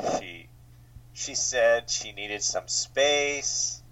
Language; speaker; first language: English; native; English